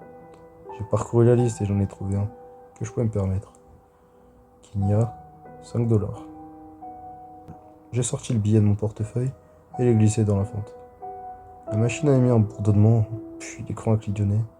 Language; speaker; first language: French; native; French